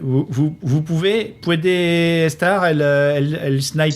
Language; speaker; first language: Spanish; non-native, learner; French